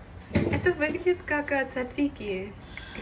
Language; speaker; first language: Russian; early bilingual, heritage; Russian